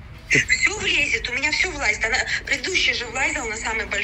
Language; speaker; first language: Russian; native; Russian